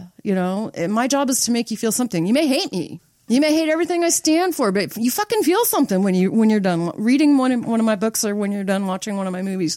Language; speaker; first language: English; native; English